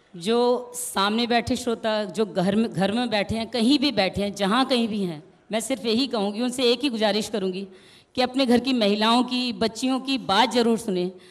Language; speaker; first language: Hindi; native; Hindi